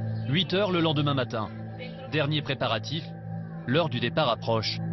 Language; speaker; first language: French; native; French